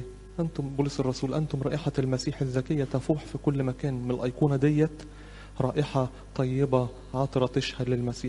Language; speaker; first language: Arabic; native; Arabic